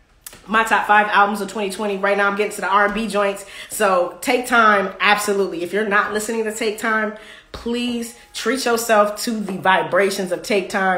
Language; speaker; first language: English; native; English